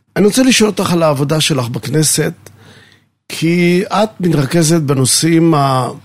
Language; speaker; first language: Hebrew; native; Hebrew